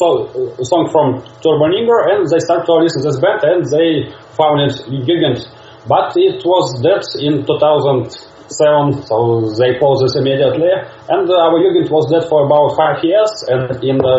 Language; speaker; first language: English; non-native, learner; Russian